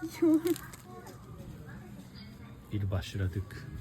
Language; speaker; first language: Turkish; early bilingual, heritage; Turkish